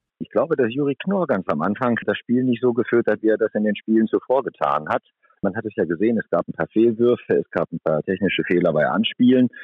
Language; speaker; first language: German; native; German